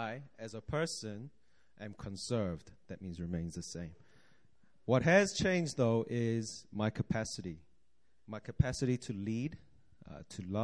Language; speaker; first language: English; native; English